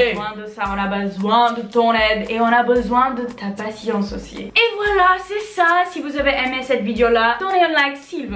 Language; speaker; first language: French; non-native, fluent; English